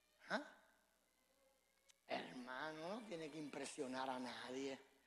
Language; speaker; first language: Spanish; native; Spanish